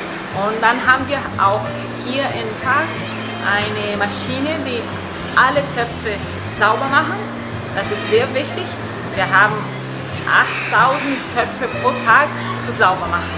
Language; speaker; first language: German; non-native, learner; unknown